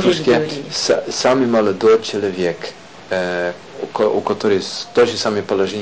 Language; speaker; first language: Russian; non-native, learner; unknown